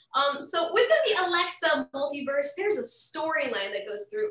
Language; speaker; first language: English; native; English